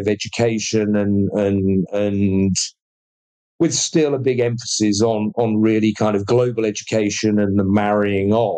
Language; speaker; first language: English; native; English